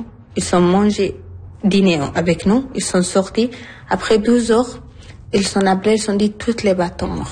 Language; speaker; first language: French; non-native, learner; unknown